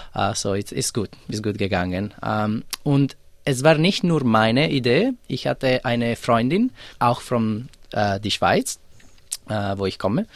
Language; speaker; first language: German; non-native, local second language; Italian